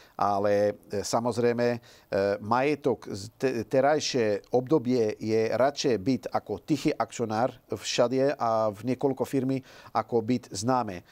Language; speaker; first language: Slovak; non-native, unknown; Dutch